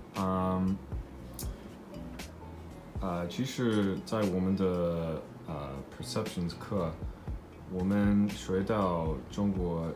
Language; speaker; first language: Chinese; non-native, learner; English